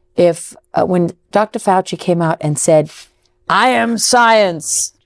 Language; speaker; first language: English; native; English